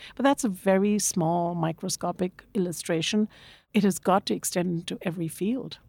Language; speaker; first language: English; non-native, local second language; Bangla